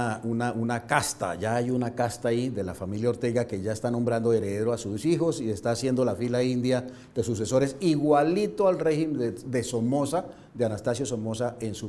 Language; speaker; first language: Spanish; native; Spanish